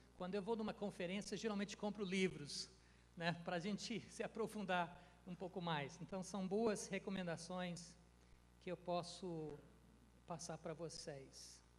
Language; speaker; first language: Portuguese; non-native, fluent; English